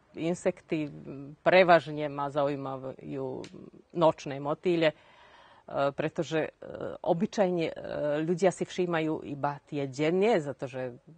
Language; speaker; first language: Slovak; native; Slovak